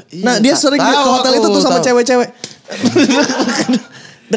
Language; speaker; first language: Indonesian; native; Indonesian